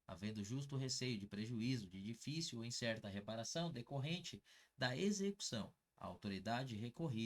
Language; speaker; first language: Portuguese; native; Portuguese